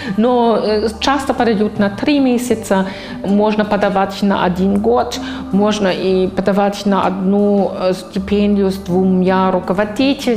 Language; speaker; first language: Russian; non-native, fluent; German